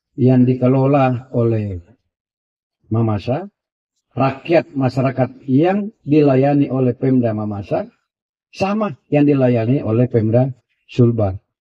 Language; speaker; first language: Indonesian; non-native, local second language; Buginese